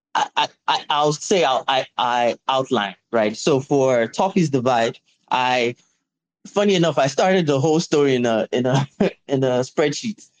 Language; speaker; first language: English; non-native, local second language; Yoruba